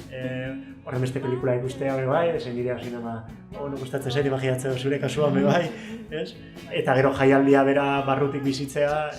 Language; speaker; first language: Basque; native; Basque